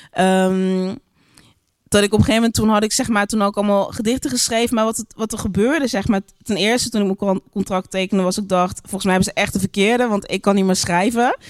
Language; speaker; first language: Dutch; native; Dutch